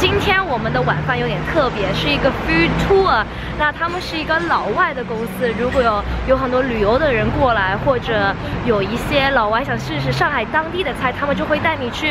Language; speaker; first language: Chinese; early bilingual, heritage; Chinese